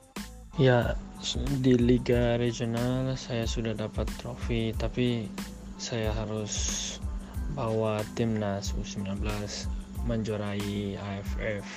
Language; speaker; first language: Indonesian; non-native, local second language; Tetum